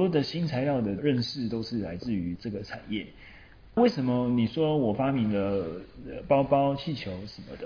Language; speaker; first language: Chinese; native; Chinese